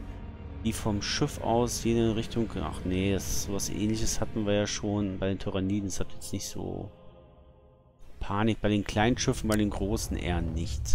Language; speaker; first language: German; native; German